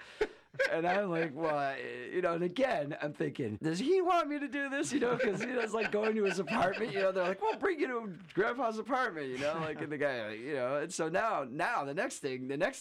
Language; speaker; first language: English; native; English